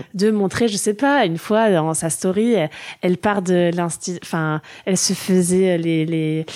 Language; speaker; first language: French; early bilingual, other home language; German